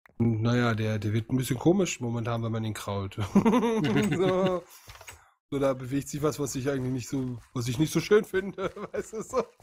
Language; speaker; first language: German; native; German